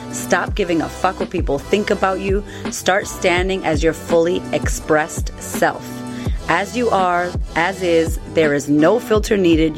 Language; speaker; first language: English; native; English